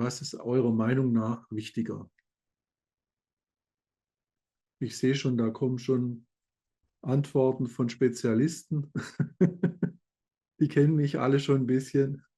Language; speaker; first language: German; native; German